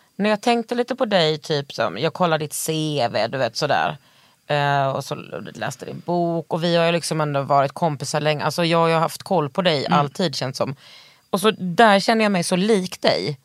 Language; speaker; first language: Swedish; native; Swedish